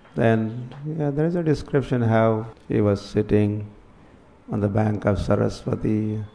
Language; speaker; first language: English; non-native, local second language; Marathi